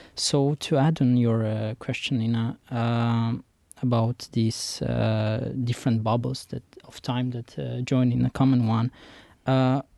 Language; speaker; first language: English; non-native, fluent; Persian